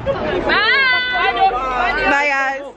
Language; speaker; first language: English; native; English